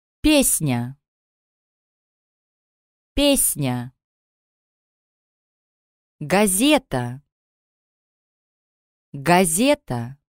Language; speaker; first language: Russian; non-native, learner; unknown